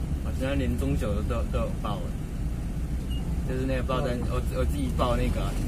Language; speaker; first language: Chinese; native; Chinese